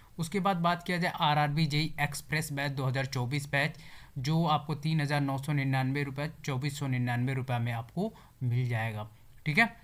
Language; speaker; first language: Hindi; native; Hindi